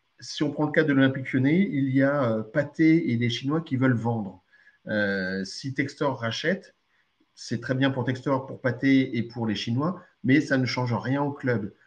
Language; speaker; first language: French; early bilingual, other home language; Arabic